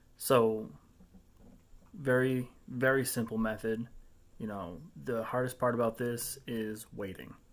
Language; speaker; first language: English; native; English